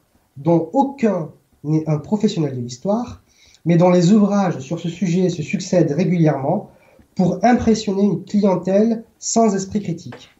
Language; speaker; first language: French; native; French